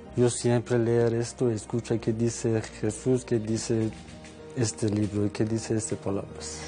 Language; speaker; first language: Spanish; non-native, learner; Persian